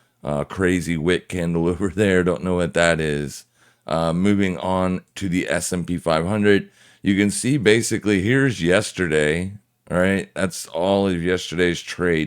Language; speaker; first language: English; native; English